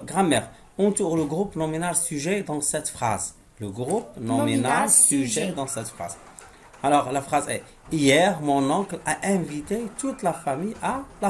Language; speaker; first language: French; non-native, local second language; Arabic